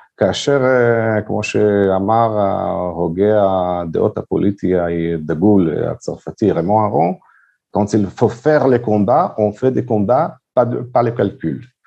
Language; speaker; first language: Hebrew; non-native, fluent; Russian